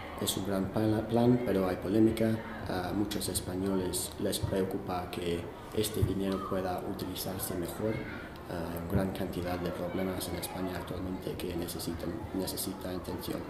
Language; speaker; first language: Spanish; non-native, fluent; English